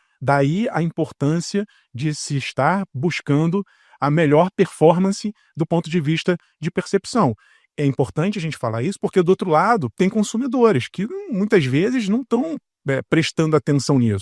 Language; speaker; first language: Portuguese; native; Portuguese